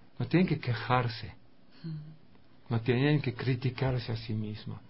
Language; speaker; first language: Spanish; non-native, fluent; French